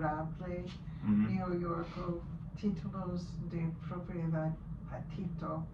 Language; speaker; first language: Spanish; non-native, learner; English